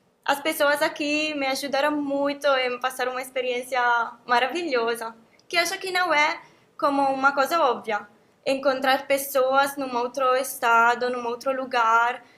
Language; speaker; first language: Portuguese; non-native, fluent; Italian